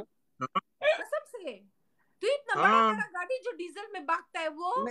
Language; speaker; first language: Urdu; non-native, local second language; Pashto